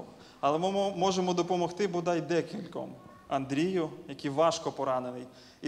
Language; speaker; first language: Ukrainian; native; Ukrainian